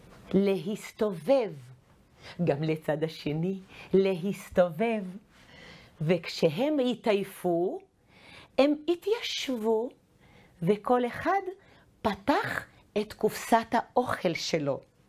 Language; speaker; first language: Hebrew; non-native, fluent; Russian